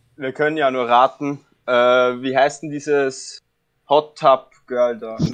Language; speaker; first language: German; native; German